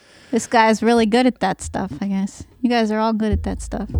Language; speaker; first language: English; native; English